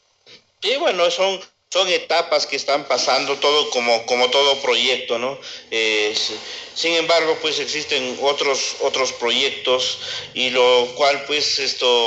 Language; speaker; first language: Spanish; native; Spanish